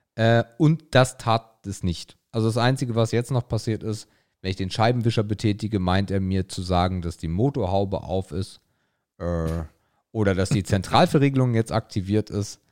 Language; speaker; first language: German; native; German